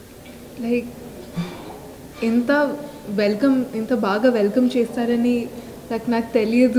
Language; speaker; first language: Telugu; non-native, local second language; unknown